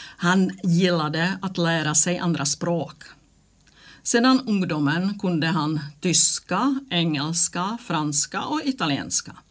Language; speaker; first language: Swedish; non-native, fluent; Czech